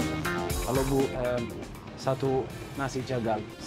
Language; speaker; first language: Indonesian; non-native, learner; Italian